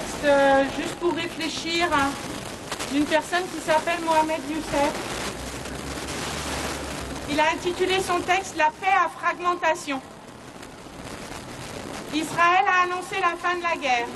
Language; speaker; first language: French; native; French